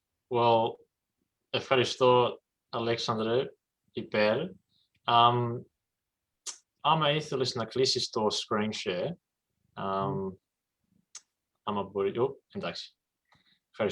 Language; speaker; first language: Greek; early bilingual, heritage; English